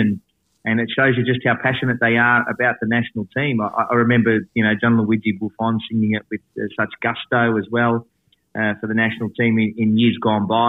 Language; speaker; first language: English; native; English